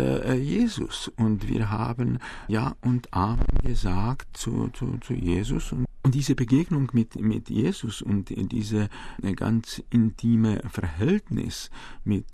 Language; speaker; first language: German; non-native, fluent; Czech